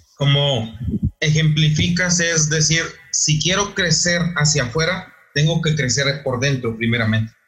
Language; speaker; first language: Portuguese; non-native, learner; Spanish